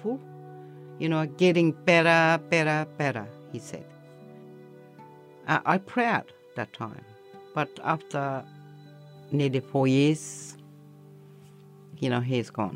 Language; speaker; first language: English; non-native, learner; Turkish